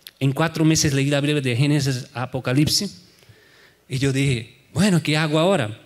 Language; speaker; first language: Spanish; non-native, fluent; Portuguese